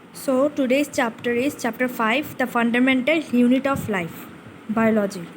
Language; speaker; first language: English; non-native, local second language; Bangla